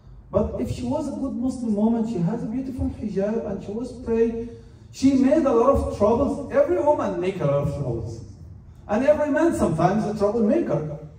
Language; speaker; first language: English; non-native, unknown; Arabic